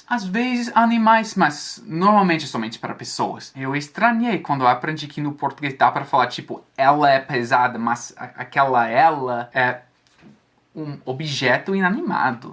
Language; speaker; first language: Portuguese; non-native, fluent; English